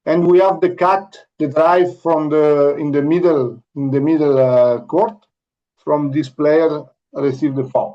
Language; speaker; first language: English; non-native, learner; Italian